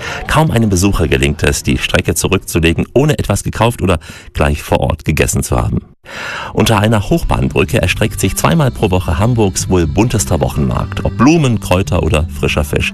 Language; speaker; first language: German; native; German